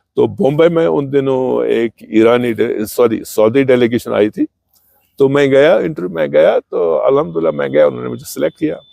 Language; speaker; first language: Urdu; non-native, local second language; Kashmiri